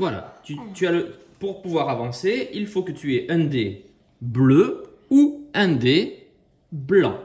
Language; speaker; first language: French; native; French